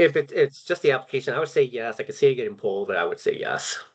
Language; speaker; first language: English; native; English